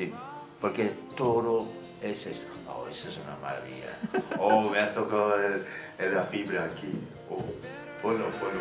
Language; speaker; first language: Spanish; non-native, fluent; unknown